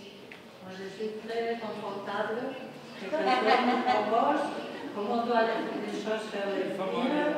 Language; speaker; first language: French; non-native, fluent; Spanish